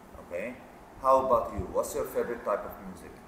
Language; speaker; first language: English; non-native, fluent; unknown